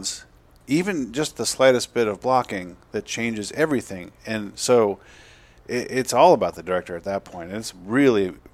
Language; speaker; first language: English; native; English